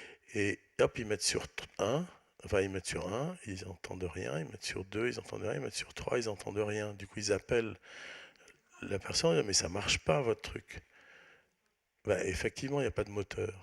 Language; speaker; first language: French; native; French